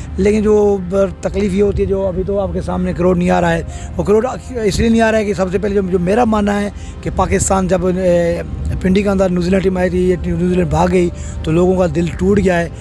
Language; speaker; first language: Urdu; non-native, local second language; Sindhi